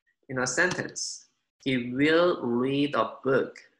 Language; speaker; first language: English; non-native, fluent; Korean